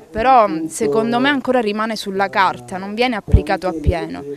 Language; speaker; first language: Italian; native; Italian